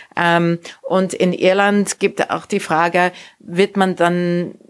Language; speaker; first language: German; non-native, fluent; English